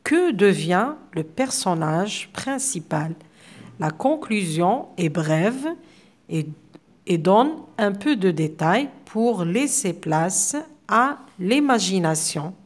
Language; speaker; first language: French; non-native, local second language; Arabic